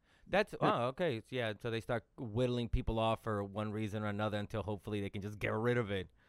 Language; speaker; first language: English; early bilingual, other home language; Spanish